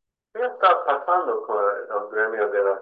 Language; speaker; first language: Spanish; non-native, fluent; English